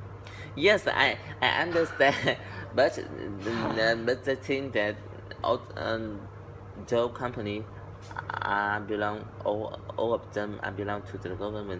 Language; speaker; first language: English; non-native, learner; Vietnamese